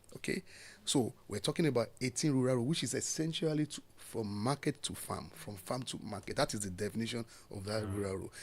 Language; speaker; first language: English; non-native, local second language; Yoruba